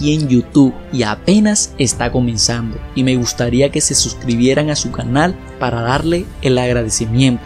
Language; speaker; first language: Spanish; native; Spanish